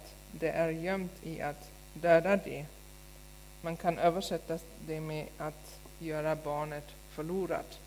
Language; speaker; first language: Swedish; non-native, fluent; German